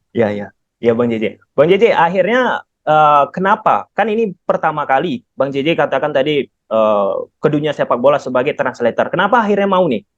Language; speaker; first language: Indonesian; native; Indonesian